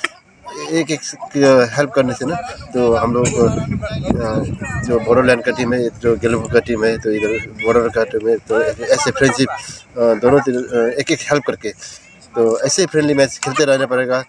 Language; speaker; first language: Hindi; non-native, local second language; Bodo